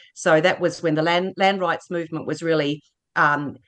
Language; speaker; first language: English; native; English